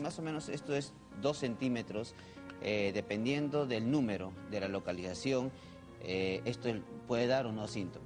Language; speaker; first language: Spanish; native; Spanish